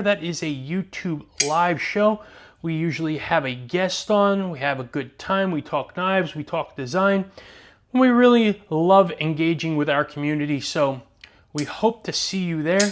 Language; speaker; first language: English; native; English